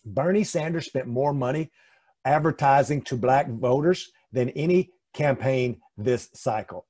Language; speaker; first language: English; native; English